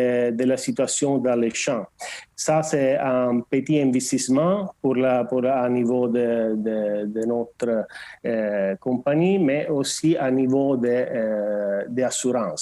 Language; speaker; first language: French; non-native, learner; Portuguese